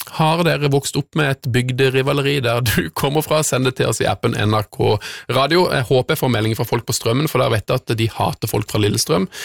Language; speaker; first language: Norwegian; native; Norwegian